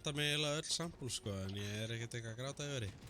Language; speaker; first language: Icelandic; native; Icelandic